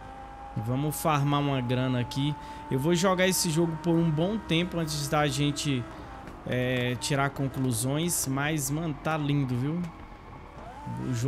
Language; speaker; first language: Portuguese; native; Portuguese